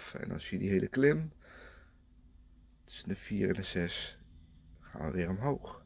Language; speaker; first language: Dutch; native; Dutch